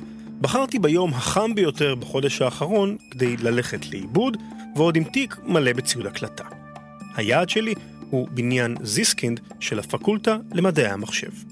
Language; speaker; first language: Hebrew; native; Hebrew